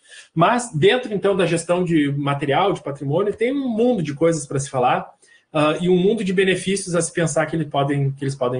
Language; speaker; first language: Portuguese; native; Portuguese